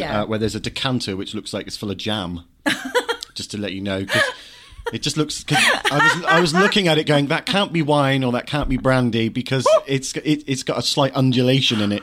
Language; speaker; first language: English; native; English